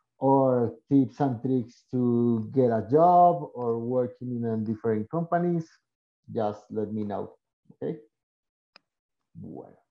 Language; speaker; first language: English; non-native, learner; Spanish